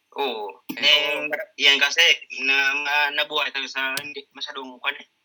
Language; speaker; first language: Filipino; non-native, local second language; Hiligaynon